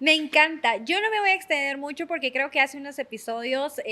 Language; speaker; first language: Spanish; native; Spanish